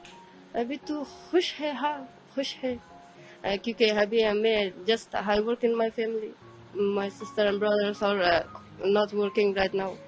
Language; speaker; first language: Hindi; early bilingual, other home language; Persian